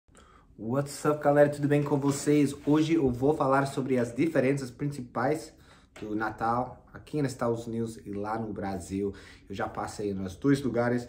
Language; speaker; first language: Portuguese; non-native, fluent; English